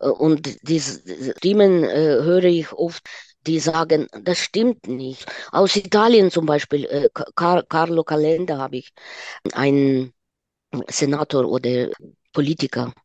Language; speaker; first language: German; non-native, fluent; Ukrainian